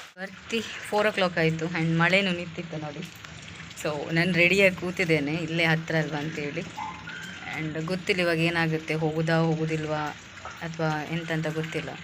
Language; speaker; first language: Kannada; non-native, local second language; Tulu